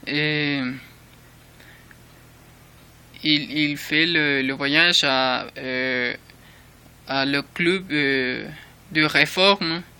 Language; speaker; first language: French; non-native, learner; Spanish